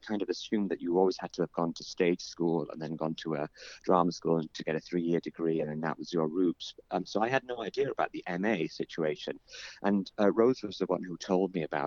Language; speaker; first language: English; native; English